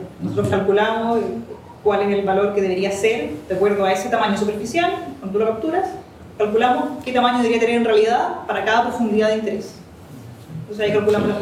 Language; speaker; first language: Spanish; native; Spanish